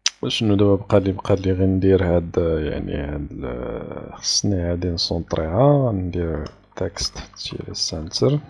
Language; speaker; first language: Arabic; native; Arabic